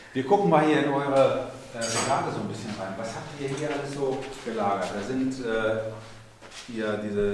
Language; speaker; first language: German; native; German